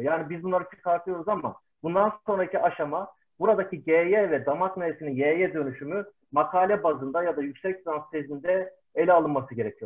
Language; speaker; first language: Turkish; native; Turkish